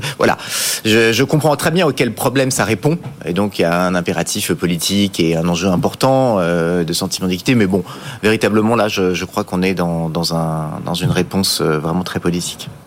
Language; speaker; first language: French; native; French